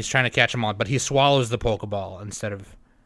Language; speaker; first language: English; native; English